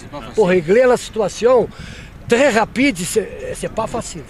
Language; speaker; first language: French; non-native, fluent; Portuguese